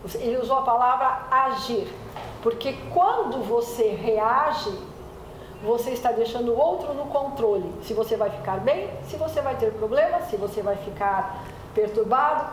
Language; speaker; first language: Portuguese; native; Portuguese